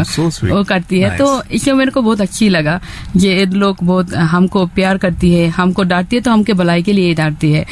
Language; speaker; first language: Hindi; non-native, fluent; Bangla